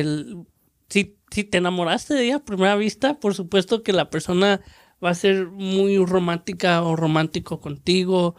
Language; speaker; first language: Spanish; native; Spanish